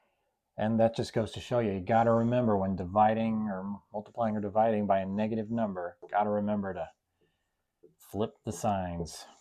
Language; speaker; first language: English; native; English